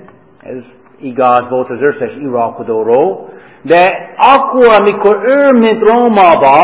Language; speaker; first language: Hungarian; non-native, fluent; English